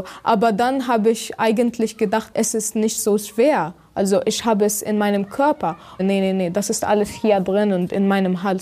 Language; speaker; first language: German; non-native, fluent; Arabic